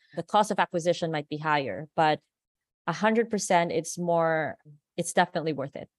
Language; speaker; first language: English; non-native, local second language; Filipino